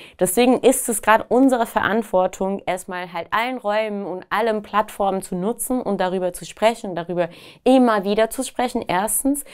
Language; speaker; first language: German; non-native, fluent; Persian